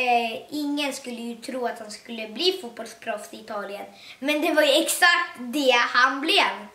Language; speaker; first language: Swedish; early bilingual, other home language; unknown